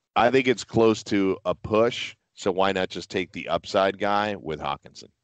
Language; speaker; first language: English; native; English